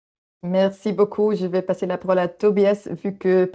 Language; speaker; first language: French; native; French